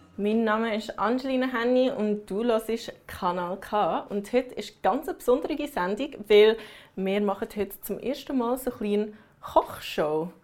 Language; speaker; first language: German; early bilingual, other home language; English